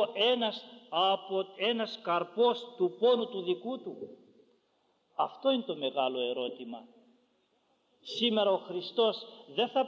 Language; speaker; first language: Greek; native; Greek